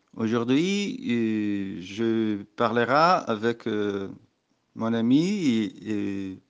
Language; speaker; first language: French; non-native, learner; Portuguese